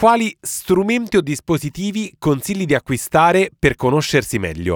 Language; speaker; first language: Italian; native; Italian